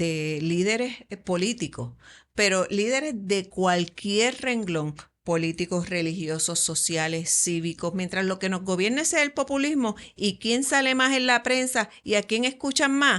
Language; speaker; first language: Spanish; native; Spanish